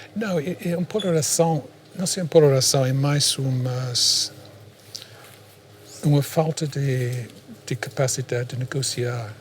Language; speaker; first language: Portuguese; non-native, fluent; English